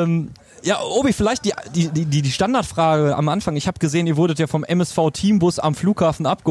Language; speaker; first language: German; native; German